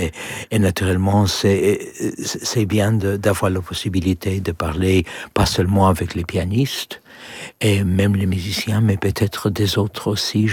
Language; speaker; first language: French; non-native, learner; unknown